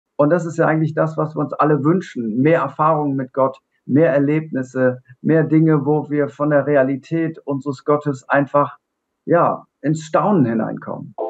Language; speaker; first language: German; native; German